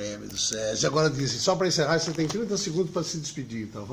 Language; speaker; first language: Portuguese; native; Portuguese